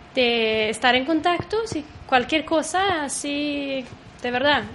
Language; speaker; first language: Spanish; non-native, fluent; Swedish